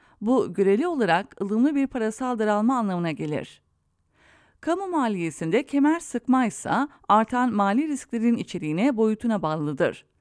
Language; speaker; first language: Turkish; native; Turkish